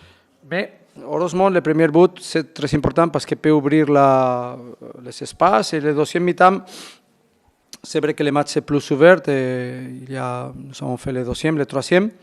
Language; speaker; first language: French; non-native, fluent; Spanish